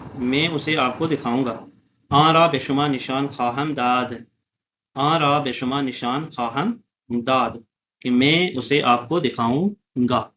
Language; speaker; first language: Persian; non-native, fluent; Urdu